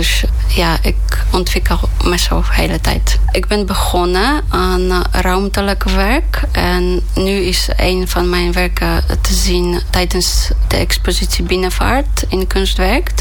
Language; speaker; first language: Dutch; non-native, fluent; Polish